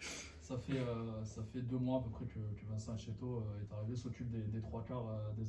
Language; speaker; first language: French; native; French